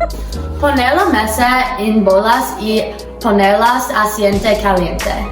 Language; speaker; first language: Spanish; non-native, learner; English